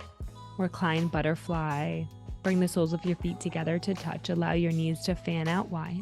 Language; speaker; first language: English; native; English